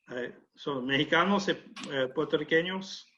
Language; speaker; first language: Spanish; non-native, learner; English